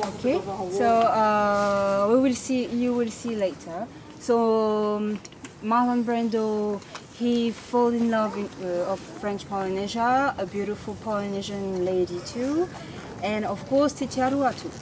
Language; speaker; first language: English; non-native, learner; French